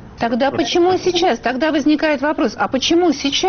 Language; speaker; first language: Russian; native; Russian